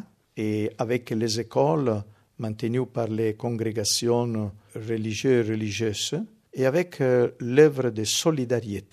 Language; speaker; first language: French; non-native, fluent; Italian